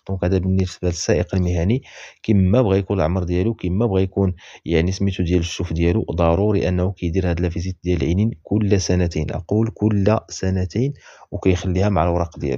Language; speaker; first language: Arabic; native; Arabic